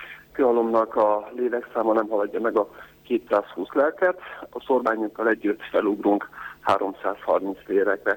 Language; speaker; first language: Hungarian; native; Hungarian